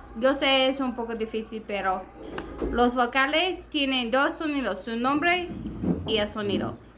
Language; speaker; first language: Spanish; non-native, learner; English